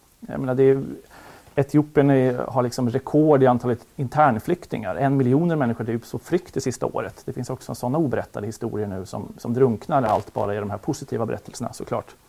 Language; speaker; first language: Swedish; native; Swedish